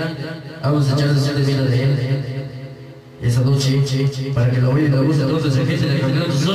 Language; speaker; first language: Spanish; native; Spanish